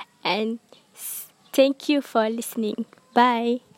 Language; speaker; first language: English; non-native, learner; Malay